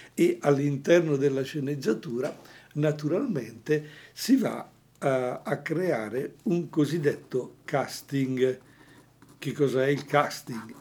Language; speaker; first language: Italian; native; Italian